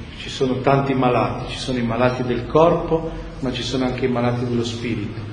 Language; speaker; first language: Italian; native; Italian